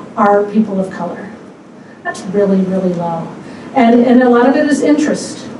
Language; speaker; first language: English; native; English